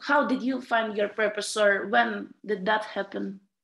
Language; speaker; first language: English; non-native, fluent; Latvian